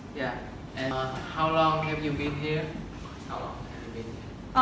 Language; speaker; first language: English; non-native, learner; Vietnamese